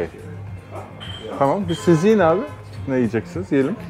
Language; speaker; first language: Turkish; native; Turkish